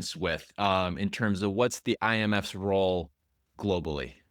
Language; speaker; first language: English; native; English